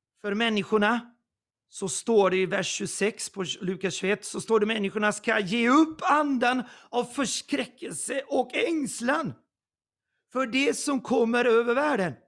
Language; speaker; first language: Swedish; non-native, fluent; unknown